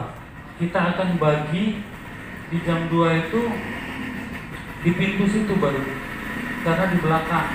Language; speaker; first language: Indonesian; native; Indonesian